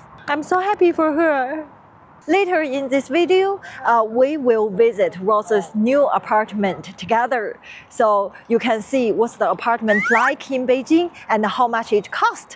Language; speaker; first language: English; non-native, learner; Chinese